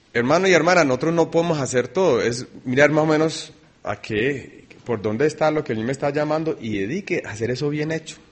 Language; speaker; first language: Spanish; early bilingual, other home language; English